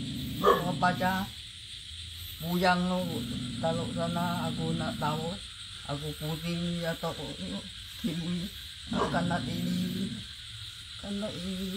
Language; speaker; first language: Indonesian; non-native, local second language; Hakka Chinese